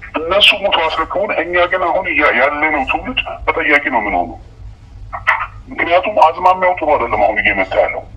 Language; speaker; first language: Amharic; native; Amharic